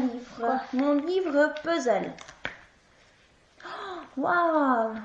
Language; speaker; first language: French; native; French